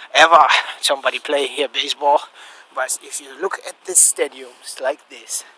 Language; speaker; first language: English; non-native, learner; Russian